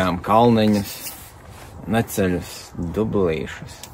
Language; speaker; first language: Latvian; native; Latvian